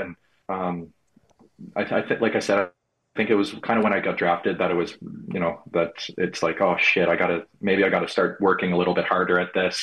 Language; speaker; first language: English; native; English